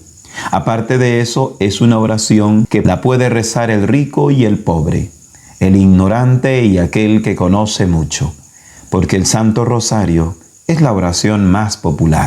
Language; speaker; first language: Spanish; native; Spanish